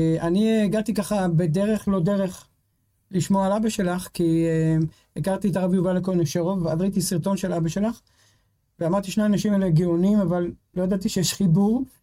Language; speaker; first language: Hebrew; native; Hebrew